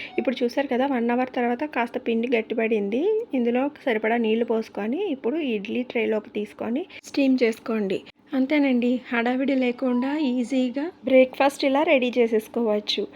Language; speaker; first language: Telugu; native; Telugu